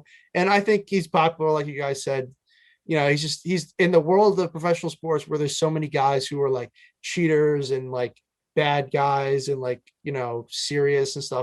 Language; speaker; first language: English; native; English